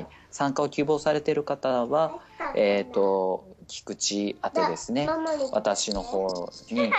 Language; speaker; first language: Japanese; native; Japanese